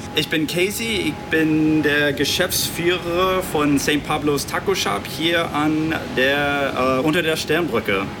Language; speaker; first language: German; non-native, fluent; English